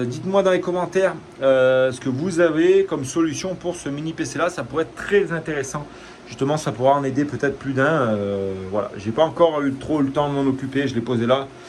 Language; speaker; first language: French; native; French